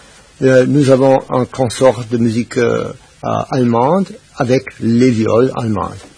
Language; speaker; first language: French; non-native, fluent; Spanish